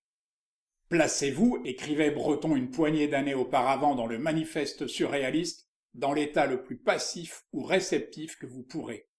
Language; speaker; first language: French; native; French